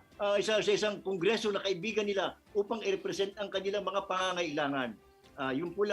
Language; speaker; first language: Filipino; native; Filipino